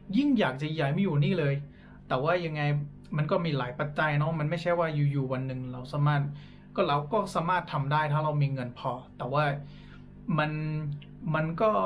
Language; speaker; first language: Thai; non-native, fluent; English